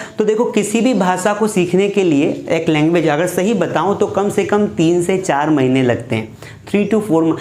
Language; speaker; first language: Hindi; native; Hindi